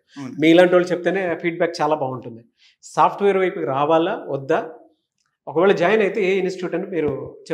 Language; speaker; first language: Telugu; native; Telugu